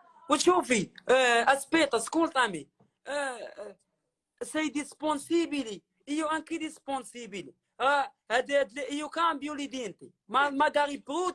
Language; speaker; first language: Italian; non-native, learner; Arabic